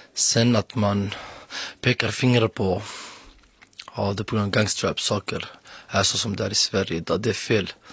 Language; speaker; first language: Swedish; early bilingual, other home language; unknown